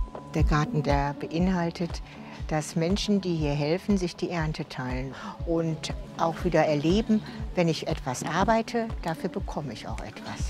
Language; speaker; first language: German; native; German